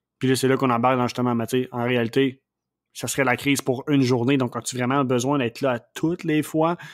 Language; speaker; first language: French; native; French